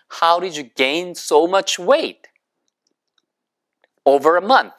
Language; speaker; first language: English; non-native, fluent; Korean